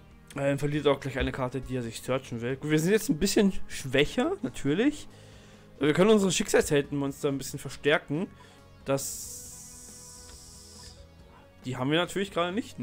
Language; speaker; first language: German; native; German